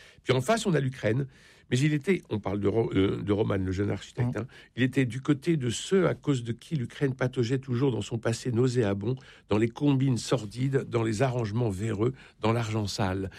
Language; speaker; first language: French; native; French